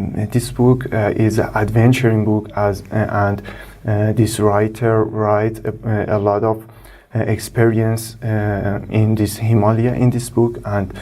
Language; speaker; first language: English; non-native, learner; Persian